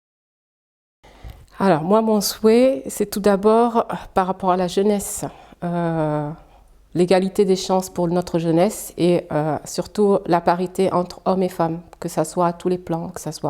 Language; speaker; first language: French; early bilingual, other home language; Fula